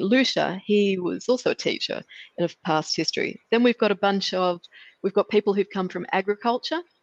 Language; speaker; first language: English; native; English